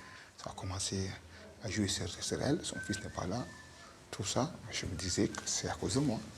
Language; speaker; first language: French; non-native, local second language; Fula